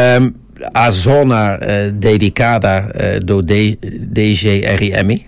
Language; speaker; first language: Portuguese; non-native, fluent; Dutch